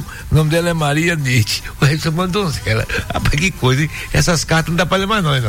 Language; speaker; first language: Portuguese; native; Portuguese